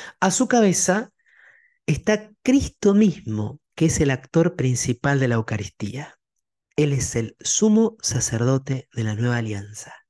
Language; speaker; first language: Spanish; native; Spanish